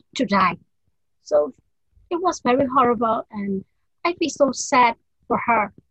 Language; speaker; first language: English; non-native, learner; Burmese